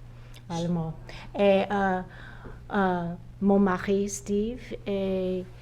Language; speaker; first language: French; non-native, learner; English